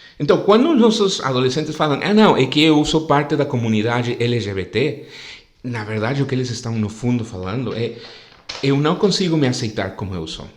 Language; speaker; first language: Portuguese; non-native, fluent; Spanish